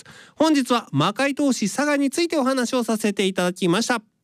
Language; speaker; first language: Japanese; native; Japanese